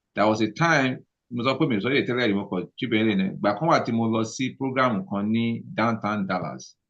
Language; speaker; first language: English; non-native, local second language; Yoruba